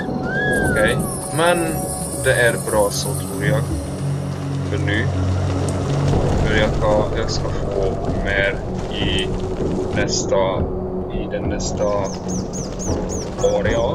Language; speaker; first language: Swedish; non-native, learner; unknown